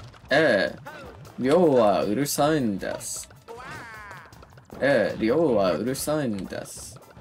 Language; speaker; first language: Japanese; non-native, learner; English